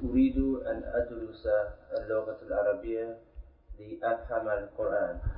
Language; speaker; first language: Arabic; non-native, learner; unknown